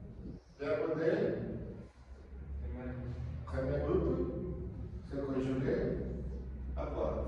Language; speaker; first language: French; non-native, learner; Spanish